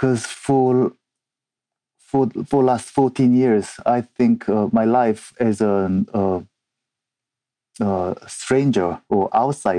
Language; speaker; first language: English; non-native, fluent; Korean